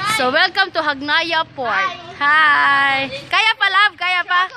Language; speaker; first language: Cebuano; native; Cebuano